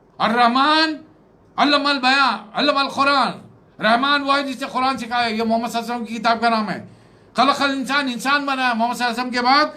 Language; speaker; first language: Urdu; native; Urdu